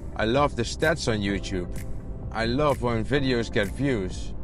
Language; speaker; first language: English; non-native, fluent; Dutch